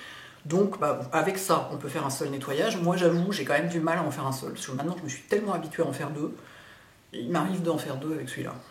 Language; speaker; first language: French; native; French